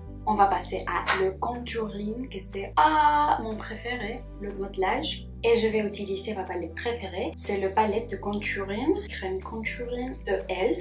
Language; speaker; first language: French; non-native, fluent; Spanish